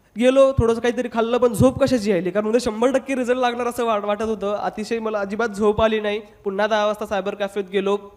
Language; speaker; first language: Marathi; non-native, local second language; Hindi